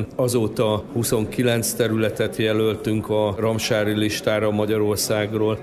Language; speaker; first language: Hungarian; native; Hungarian